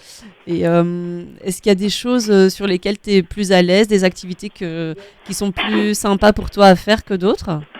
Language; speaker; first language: French; native; French